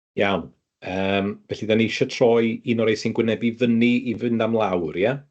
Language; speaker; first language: Welsh; native; Welsh